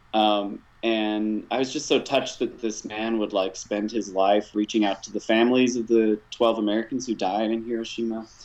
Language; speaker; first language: English; native; English